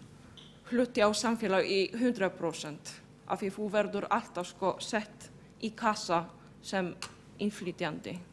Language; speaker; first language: Icelandic; non-native, fluent; Polish